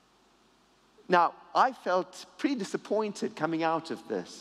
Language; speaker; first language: English; native; English